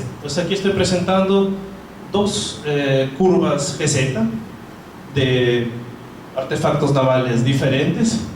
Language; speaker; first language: Spanish; non-native, fluent; Portuguese